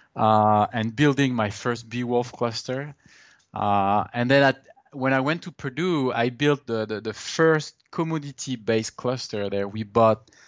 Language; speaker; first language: English; non-native, fluent; French